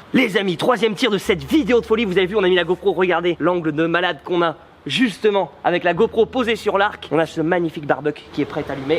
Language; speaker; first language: French; native; French